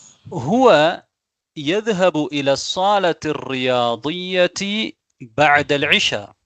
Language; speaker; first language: Arabic; non-native, fluent; Tamil